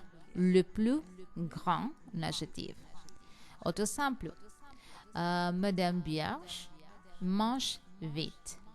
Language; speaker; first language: French; non-native, learner; Spanish